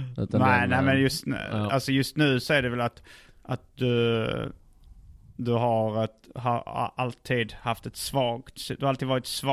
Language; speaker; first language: Swedish; native; Swedish